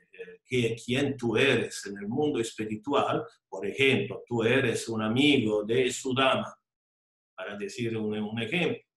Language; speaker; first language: Spanish; non-native, fluent; Italian